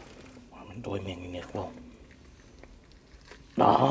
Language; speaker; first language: Vietnamese; early bilingual, heritage; Vietnamese